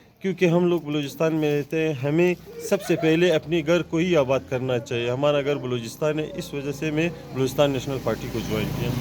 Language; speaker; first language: Urdu; non-native, local second language; Hazaragi